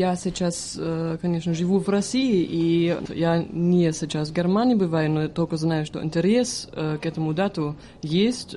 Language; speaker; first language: Russian; non-native, fluent; German